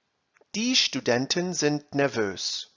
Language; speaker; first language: German; non-native, fluent; English